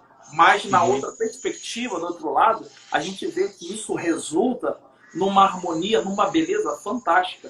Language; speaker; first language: Portuguese; native; Portuguese